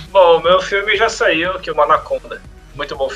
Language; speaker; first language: Portuguese; native; Portuguese